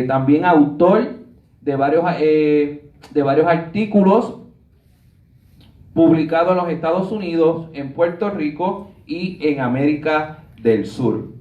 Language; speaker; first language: Spanish; native; Spanish